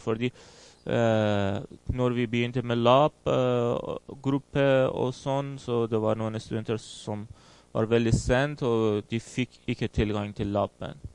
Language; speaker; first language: Swedish; non-native, fluent; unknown